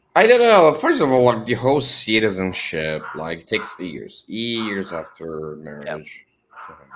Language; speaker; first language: English; non-native, fluent; Portuguese